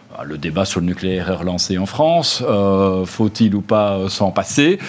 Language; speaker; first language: French; native; French